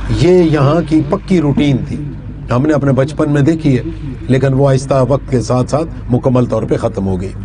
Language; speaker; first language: Urdu; non-native, local second language; Punjabi